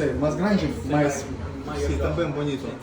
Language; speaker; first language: Portuguese; non-native, learner; Russian